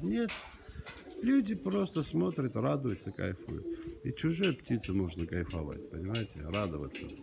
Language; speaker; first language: Russian; native; Russian